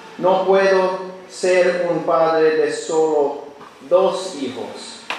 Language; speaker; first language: Spanish; non-native, learner; English